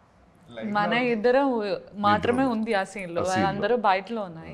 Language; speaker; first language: Telugu; non-native, learner; Malayalam